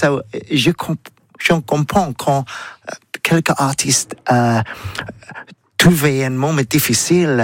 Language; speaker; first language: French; non-native, learner; English